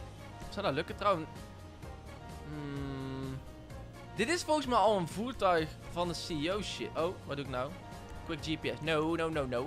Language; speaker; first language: Dutch; native; Dutch